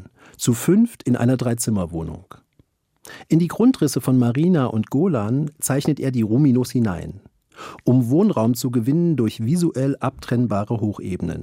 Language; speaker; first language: German; native; German